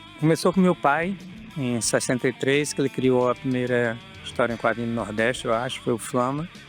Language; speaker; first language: Portuguese; native; Portuguese